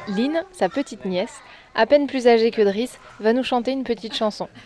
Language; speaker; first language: French; native; French